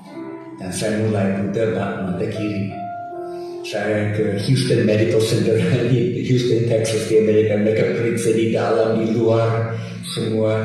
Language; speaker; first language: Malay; non-native, fluent; English